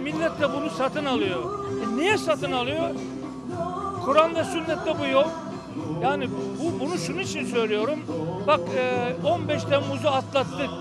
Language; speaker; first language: Turkish; native; Turkish